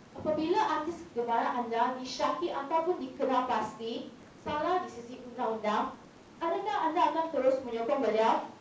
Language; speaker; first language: Malay; non-native, local second language; Chinese